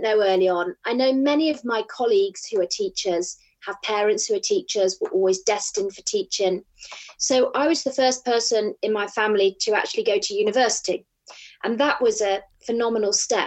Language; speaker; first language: English; native; English